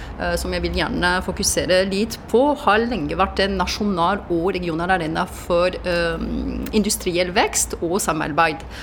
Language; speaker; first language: Norwegian; non-native, fluent; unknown